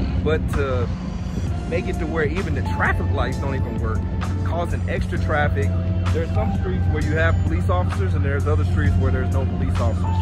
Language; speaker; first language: English; native; English